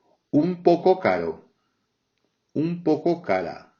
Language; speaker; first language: Spanish; non-native, fluent; French